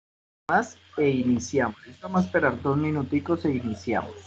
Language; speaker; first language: Spanish; native; Spanish